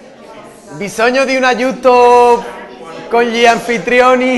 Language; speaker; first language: Italian; non-native, learner; Spanish